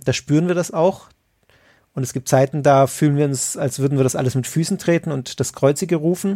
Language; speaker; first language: German; native; German